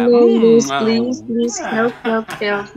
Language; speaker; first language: English; non-native, learner; Russian